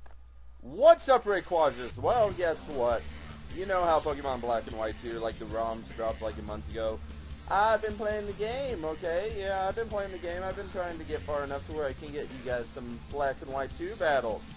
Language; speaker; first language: English; native; English